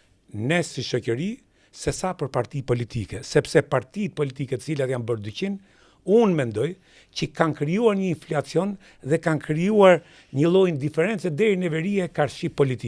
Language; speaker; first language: Albanian; native; Albanian